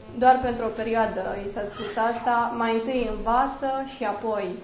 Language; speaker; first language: Romanian; native; Romanian